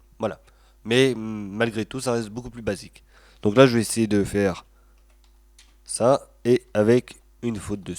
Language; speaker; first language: French; native; French